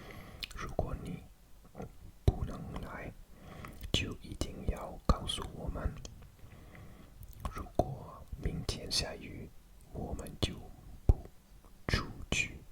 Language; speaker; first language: Chinese; non-native, learner; English